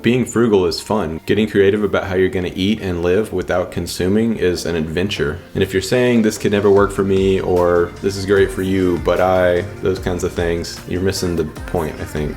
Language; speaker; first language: English; native; English